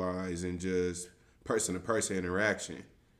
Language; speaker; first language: English; native; English